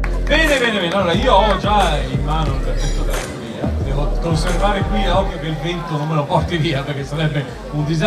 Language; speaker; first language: Italian; native; Italian